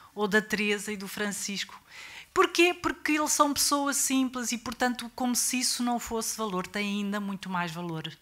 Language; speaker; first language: Portuguese; native; Portuguese